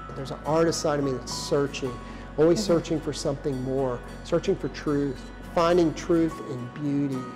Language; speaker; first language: English; native; English